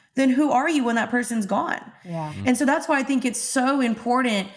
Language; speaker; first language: English; native; English